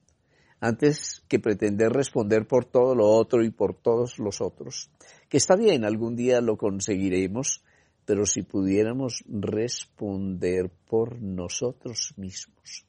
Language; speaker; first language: Spanish; native; Spanish